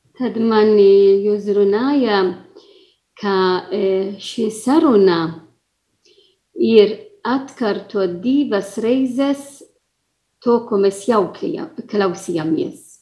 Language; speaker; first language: Latvian; non-native, learner; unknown